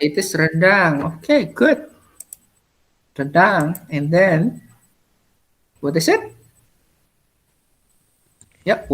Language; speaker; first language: English; non-native, learner; Indonesian